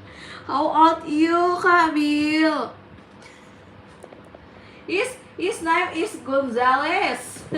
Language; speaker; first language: English; non-native, learner; Indonesian